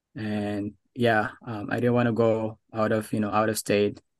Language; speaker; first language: English; non-native, local second language; Arabic